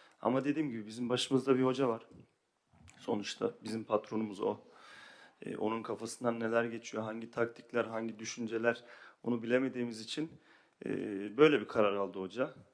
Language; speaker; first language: Turkish; early bilingual, heritage; Turkish